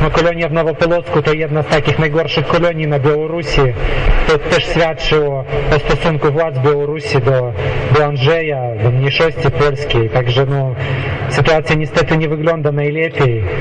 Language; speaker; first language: Polish; non-native, local second language; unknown